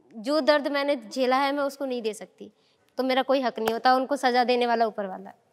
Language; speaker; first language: Hindi; native; Hindi